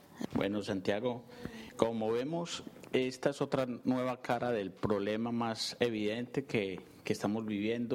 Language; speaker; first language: Spanish; native; Spanish